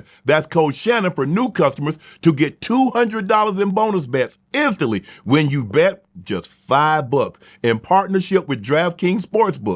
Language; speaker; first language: English; native; English